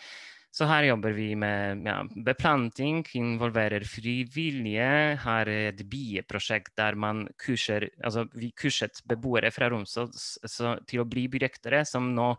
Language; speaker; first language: Norwegian; non-native, fluent; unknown